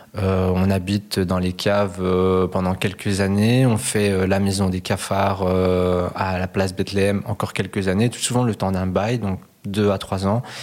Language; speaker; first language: French; early bilingual, other home language; Spanish